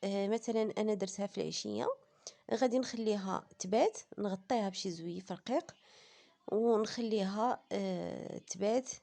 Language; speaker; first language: Arabic; native; Arabic